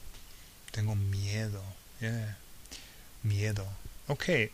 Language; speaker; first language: Spanish; non-native, fluent; English